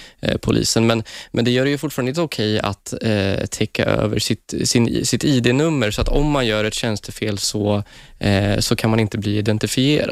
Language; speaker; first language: Swedish; native; Swedish